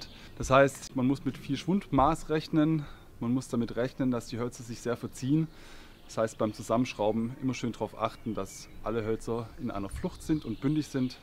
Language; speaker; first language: German; native; German